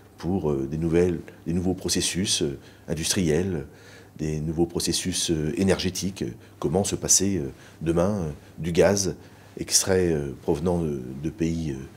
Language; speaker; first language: French; native; French